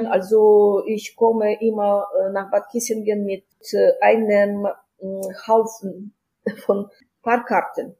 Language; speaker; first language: German; non-native, fluent; Ukrainian